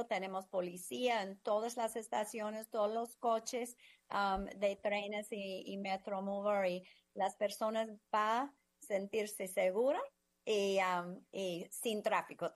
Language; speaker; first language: Spanish; non-native, fluent; English